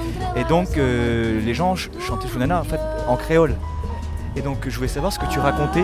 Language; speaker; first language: French; native; French